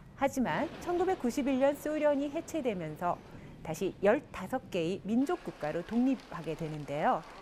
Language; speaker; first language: Korean; native; Korean